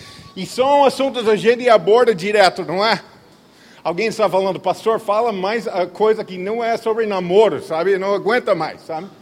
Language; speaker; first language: Portuguese; non-native, fluent; English